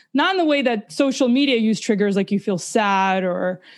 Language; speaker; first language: English; early bilingual, other home language; Russian